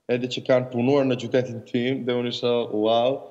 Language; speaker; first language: Albanian; non-native, learner; Serbian